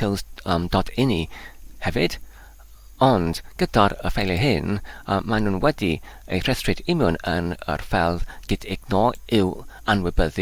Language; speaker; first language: Welsh; non-native, learner; Polish